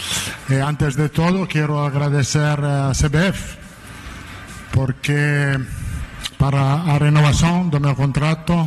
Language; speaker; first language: Portuguese; non-native, learner; Italian